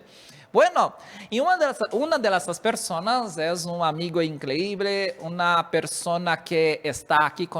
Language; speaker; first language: Spanish; non-native, learner; Portuguese